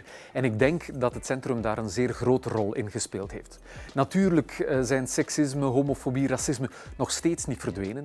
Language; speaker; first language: Dutch; native; Dutch